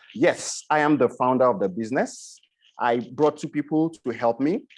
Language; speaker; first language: English; non-native, local second language; Yoruba